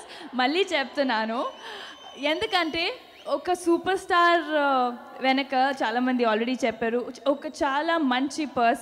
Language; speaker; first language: Telugu; non-native, fluent; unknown